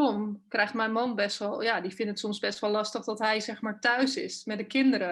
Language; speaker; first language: Dutch; native; Dutch